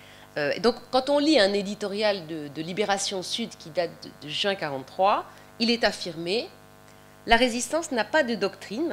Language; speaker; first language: French; native; French